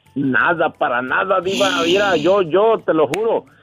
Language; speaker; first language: Spanish; native; Spanish